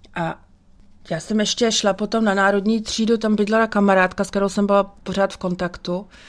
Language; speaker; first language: Czech; native; Czech